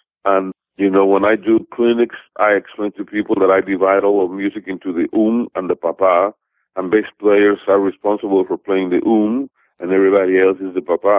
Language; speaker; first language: English; non-native, fluent; Spanish